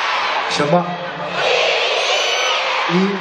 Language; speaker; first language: Chinese; non-native, learner; Korean